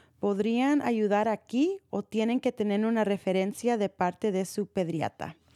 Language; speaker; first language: Spanish; early bilingual, heritage; Spanish